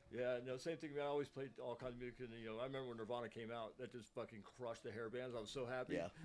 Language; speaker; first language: English; native; English